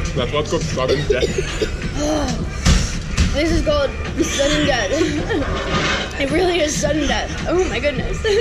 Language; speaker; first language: English; native; English